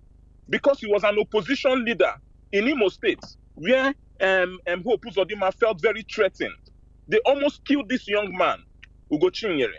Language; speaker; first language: English; non-native, local second language; Igbo